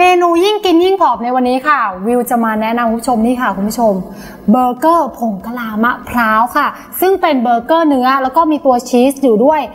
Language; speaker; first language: Thai; native; Thai